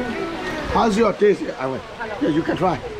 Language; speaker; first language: English; non-native, learner; Burmese